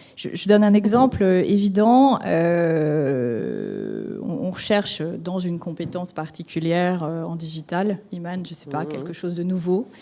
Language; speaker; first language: French; native; French